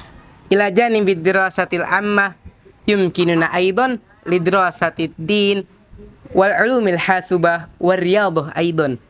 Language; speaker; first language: Arabic; non-native, learner; Indonesian